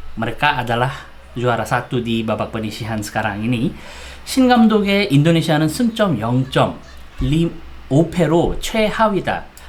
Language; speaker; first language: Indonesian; non-native, fluent; Korean